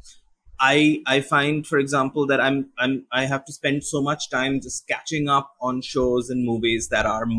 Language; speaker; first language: English; non-native, local second language; Bangla